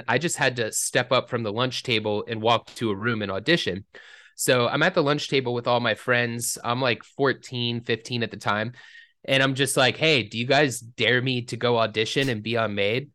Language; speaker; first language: English; native; English